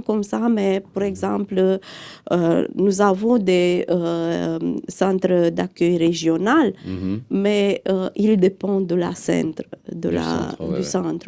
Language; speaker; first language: French; non-native, fluent; Romanian